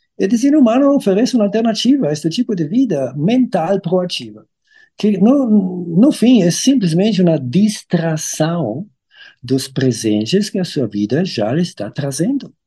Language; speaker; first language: Portuguese; non-native, fluent; German